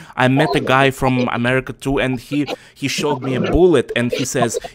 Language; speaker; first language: English; non-native, fluent; Russian